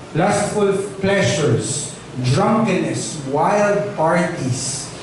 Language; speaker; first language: English; non-native, local second language; Filipino